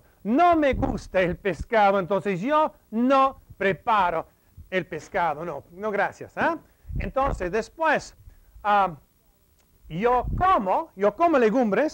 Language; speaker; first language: Spanish; non-native, fluent; English